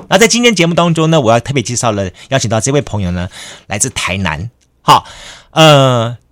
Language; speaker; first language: Chinese; native; Chinese